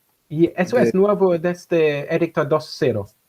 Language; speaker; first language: Spanish; non-native, fluent; German